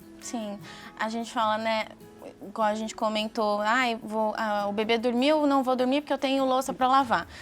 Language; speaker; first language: Portuguese; native; Portuguese